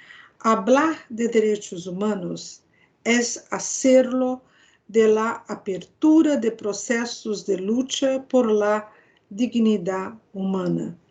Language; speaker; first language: Spanish; non-native, fluent; Portuguese